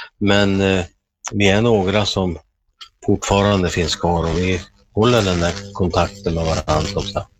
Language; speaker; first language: Swedish; native; Swedish